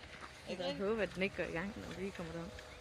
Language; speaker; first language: Danish; native; Danish